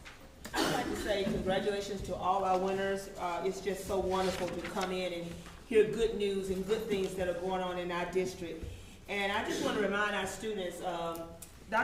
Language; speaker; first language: English; native; English